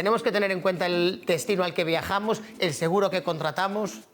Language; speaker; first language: Spanish; native; Spanish